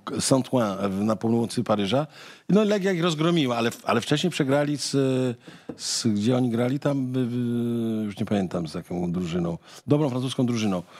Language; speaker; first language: Polish; native; Polish